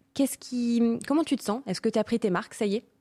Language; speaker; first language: French; native; French